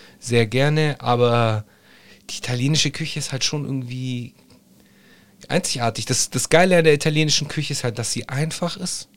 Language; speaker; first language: German; early bilingual, other home language; Italian